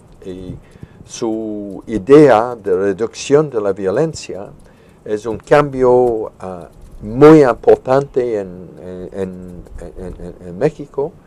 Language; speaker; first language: Spanish; non-native, fluent; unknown